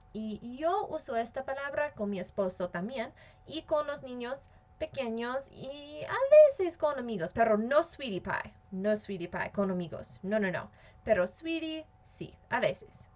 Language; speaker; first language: Spanish; non-native, fluent; English